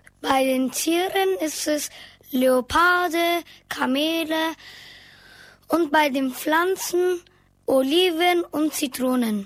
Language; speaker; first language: German; early bilingual, other home language; Turkish